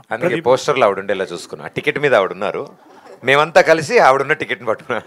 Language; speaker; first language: Telugu; native; Telugu